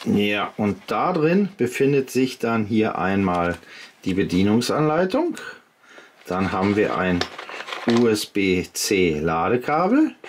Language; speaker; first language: German; native; German